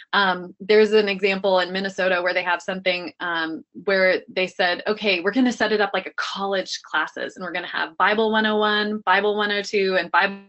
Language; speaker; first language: English; native; English